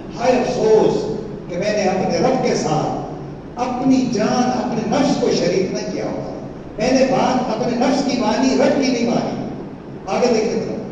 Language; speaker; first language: Urdu; non-native, local second language; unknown